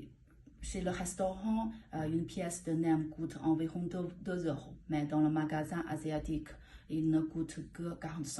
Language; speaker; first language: French; non-native, learner; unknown